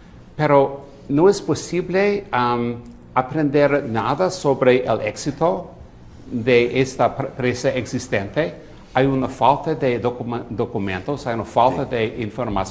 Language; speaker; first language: Spanish; non-native, fluent; English